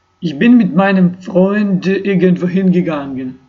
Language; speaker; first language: German; non-native, learner; Ukrainian